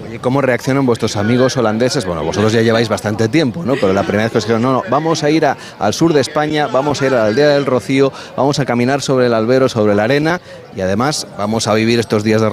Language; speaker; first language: Spanish; native; Spanish